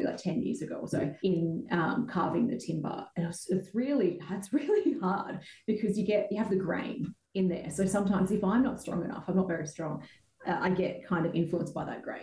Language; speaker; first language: English; native; English